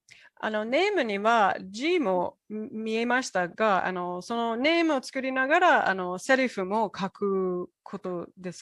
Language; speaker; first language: Japanese; non-native, fluent; English